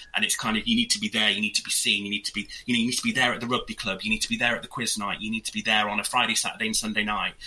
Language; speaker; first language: English; native; English